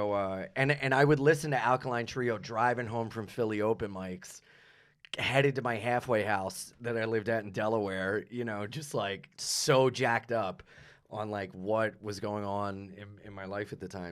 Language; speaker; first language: English; native; English